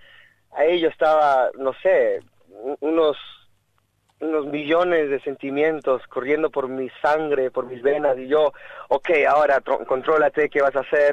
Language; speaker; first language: Spanish; early bilingual, heritage; Spanish